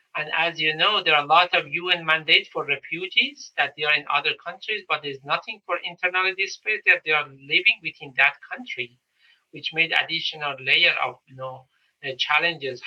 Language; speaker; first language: English; non-native, fluent; Persian